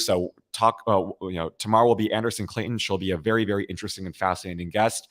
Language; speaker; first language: English; native; English